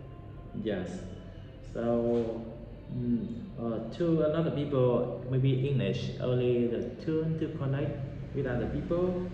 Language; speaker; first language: English; non-native, learner; Vietnamese